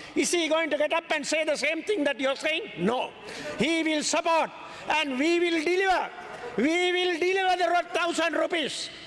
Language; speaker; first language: English; non-native, local second language; Sinhala